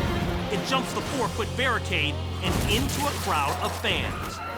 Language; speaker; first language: English; native; English